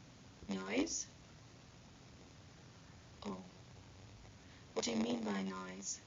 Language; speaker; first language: English; non-native, fluent; Persian